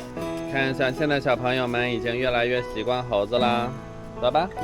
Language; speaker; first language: Chinese; native; Chinese